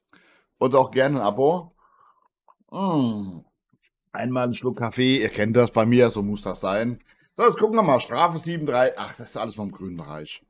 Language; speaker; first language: German; native; German